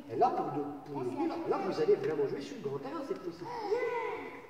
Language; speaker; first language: French; native; French